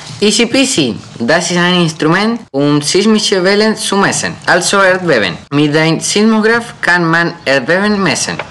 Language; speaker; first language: German; non-native, learner; Spanish